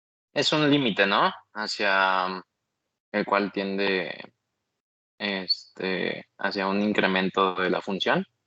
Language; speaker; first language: Spanish; native; Spanish